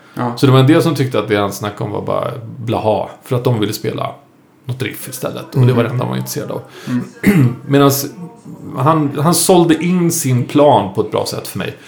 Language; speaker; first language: Swedish; native; Swedish